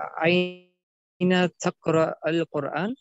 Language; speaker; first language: Arabic; non-native, learner; German